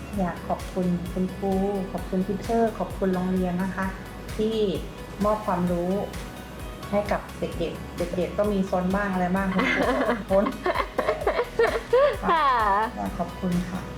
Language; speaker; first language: Thai; native; Thai